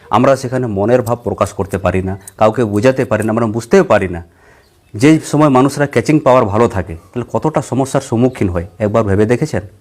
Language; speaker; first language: Bangla; non-native, local second language; Santali